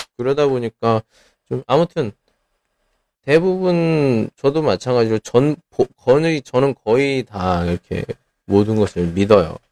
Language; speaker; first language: Korean; native; Korean